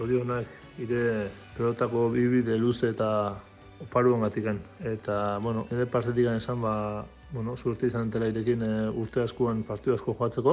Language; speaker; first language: Basque; native; Basque